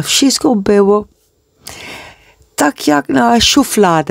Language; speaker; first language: Polish; non-native, learner; Dutch